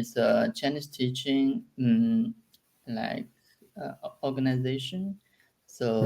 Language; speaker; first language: English; non-native, learner; Chinese